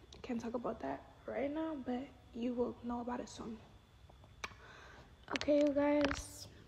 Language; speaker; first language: English; early bilingual, other home language; Spanish